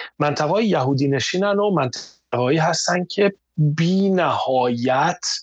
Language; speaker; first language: Persian; native; Persian